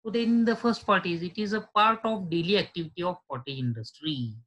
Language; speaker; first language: English; non-native, local second language; Marathi